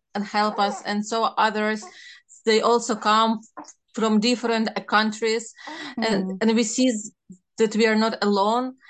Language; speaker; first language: English; non-native, fluent; Ukrainian